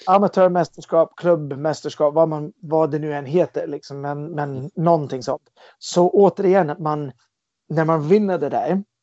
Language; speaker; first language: Swedish; non-native, fluent; English